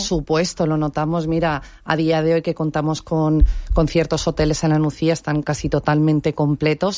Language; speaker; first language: Spanish; native; Spanish